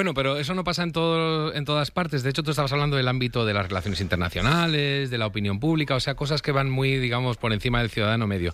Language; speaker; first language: Spanish; native; Spanish